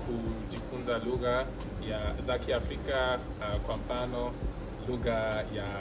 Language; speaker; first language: Swahili; non-native, learner; English